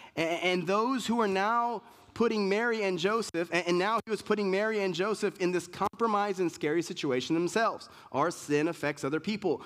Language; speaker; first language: English; native; English